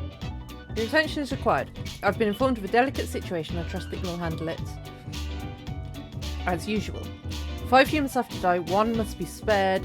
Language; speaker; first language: English; native; English